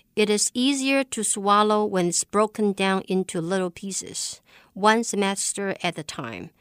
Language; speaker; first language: English; non-native, fluent; Chinese